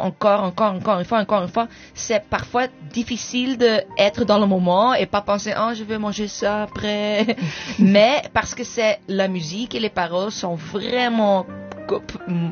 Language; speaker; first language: French; non-native, fluent; English